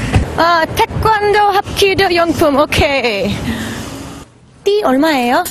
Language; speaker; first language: Korean; early bilingual, heritage; English